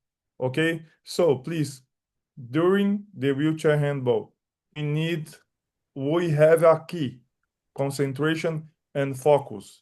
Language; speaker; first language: English; non-native, learner; Portuguese